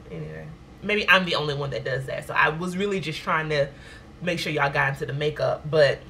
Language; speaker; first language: English; native; English